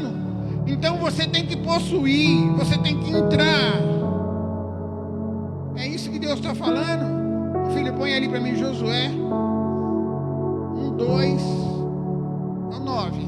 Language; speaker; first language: Portuguese; native; Portuguese